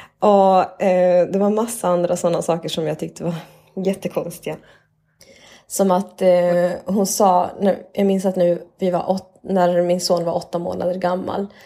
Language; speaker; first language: Swedish; early bilingual, other home language; Spanish